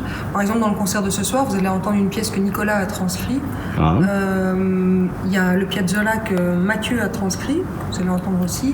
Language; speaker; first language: French; native; French